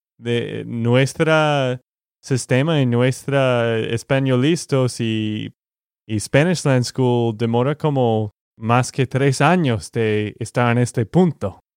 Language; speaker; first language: Spanish; non-native, fluent; English